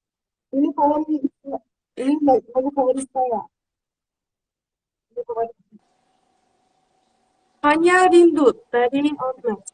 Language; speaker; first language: Indonesian; non-native, learner; Turkish